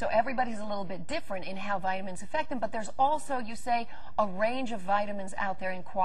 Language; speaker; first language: English; native; English